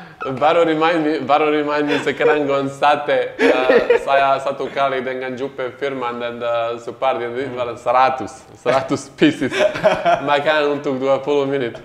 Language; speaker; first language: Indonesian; non-native, learner; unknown